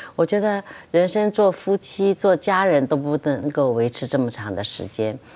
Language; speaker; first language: Chinese; early bilingual, other home language; Japanese